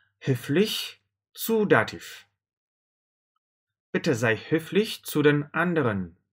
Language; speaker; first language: German; non-native, fluent; Russian